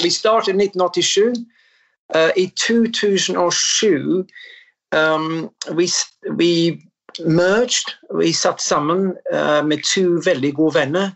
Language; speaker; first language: Norwegian; non-native, fluent; English